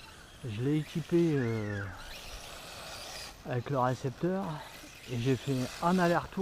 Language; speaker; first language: French; native; French